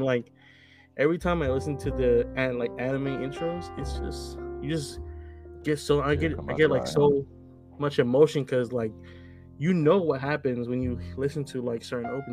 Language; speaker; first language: English; native; English